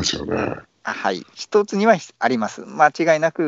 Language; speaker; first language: Japanese; native; Japanese